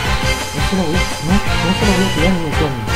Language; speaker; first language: Spanish; native; Spanish